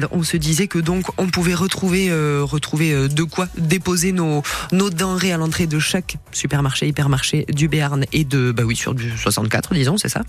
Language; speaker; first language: French; native; French